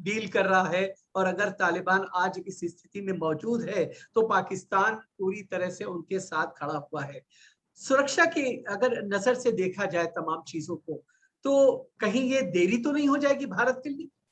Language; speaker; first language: Hindi; native; Hindi